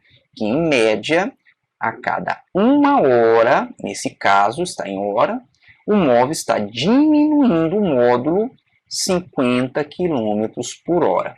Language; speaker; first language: Portuguese; native; Portuguese